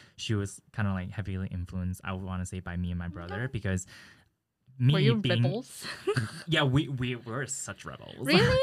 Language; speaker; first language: English; early bilingual, other home language; Chinese